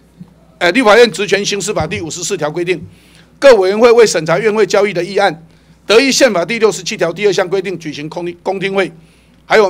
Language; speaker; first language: Chinese; native; Chinese